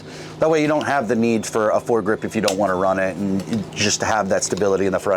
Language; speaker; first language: English; native; English